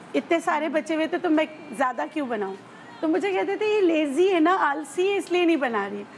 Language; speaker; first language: Urdu; native; Urdu